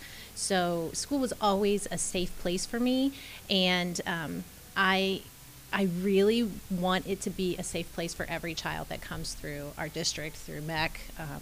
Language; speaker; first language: English; native; English